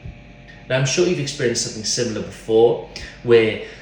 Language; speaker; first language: English; native; English